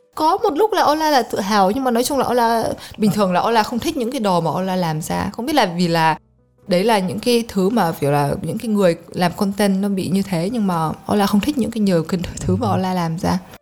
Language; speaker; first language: Vietnamese; early bilingual, heritage; Vietnamese